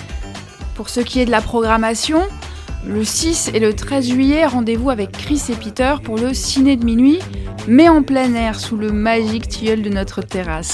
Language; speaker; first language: French; native; French